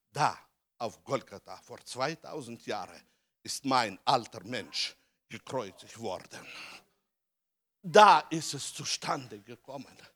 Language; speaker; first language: German; non-native, fluent; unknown